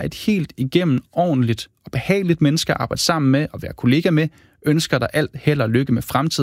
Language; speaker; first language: Danish; native; Danish